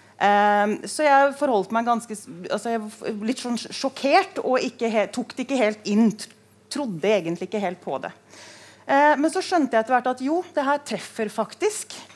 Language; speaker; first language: Norwegian; native; Norwegian